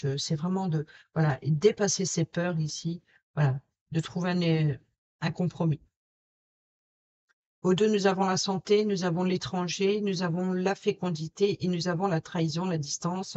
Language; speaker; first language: French; native; French